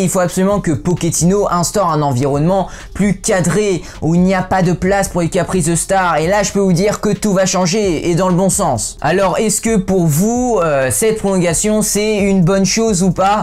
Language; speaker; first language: French; native; French